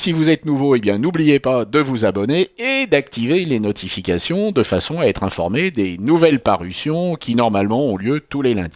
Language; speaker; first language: French; native; French